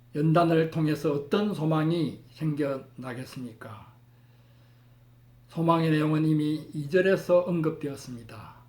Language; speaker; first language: Korean; native; Korean